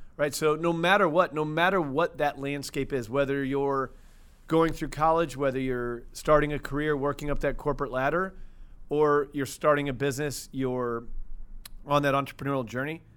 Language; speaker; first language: English; native; English